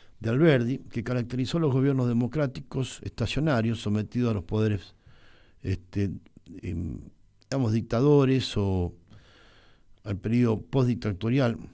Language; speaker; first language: Spanish; native; Spanish